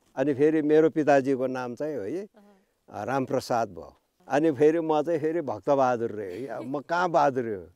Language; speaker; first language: Nepali; non-native, local second language; Gurung